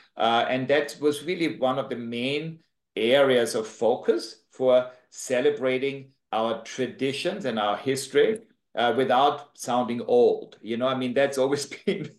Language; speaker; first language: English; non-native, fluent; German